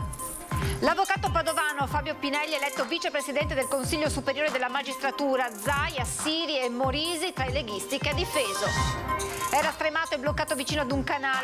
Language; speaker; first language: Italian; native; Italian